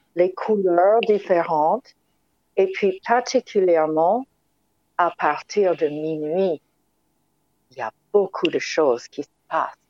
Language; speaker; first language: French; non-native, fluent; English